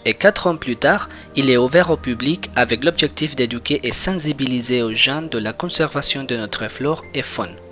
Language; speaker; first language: French; non-native, learner; Spanish